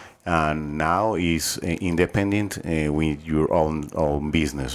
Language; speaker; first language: English; non-native, learner; Spanish